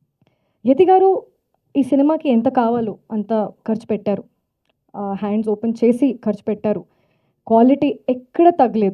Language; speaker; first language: Telugu; non-native, fluent; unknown